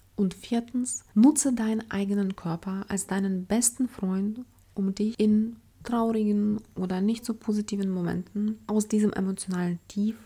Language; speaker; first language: German; non-native, fluent; Ukrainian